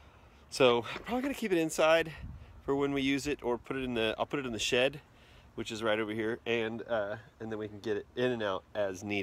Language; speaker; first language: English; native; English